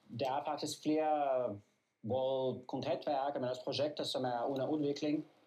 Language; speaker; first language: Danish; non-native, fluent; Belarusian